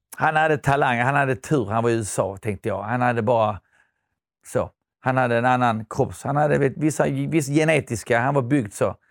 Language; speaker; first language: Swedish; early bilingual, other home language; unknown